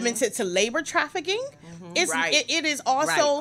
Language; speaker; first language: English; native; English